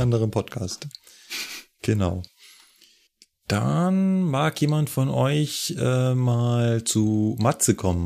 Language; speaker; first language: German; native; German